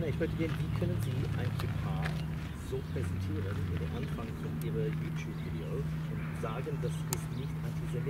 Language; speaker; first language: German; non-native, fluent; English